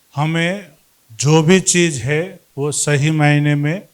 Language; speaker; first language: Hindi; non-native, local second language; Gujarati